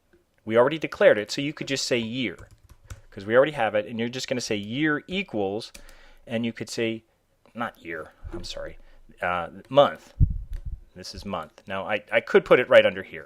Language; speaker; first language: English; native; English